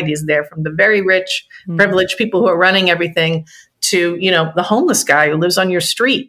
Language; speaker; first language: English; native; English